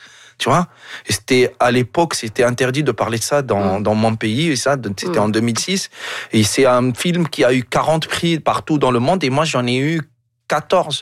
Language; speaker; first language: French; non-native, local second language; Arabic